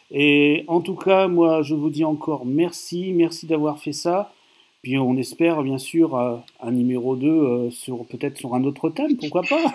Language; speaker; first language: French; native; French